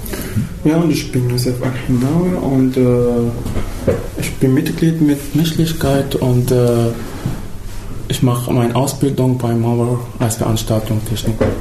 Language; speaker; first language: German; non-native, fluent; Arabic